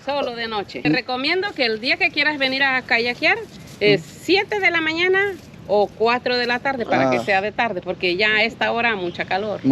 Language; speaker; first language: Spanish; native; Spanish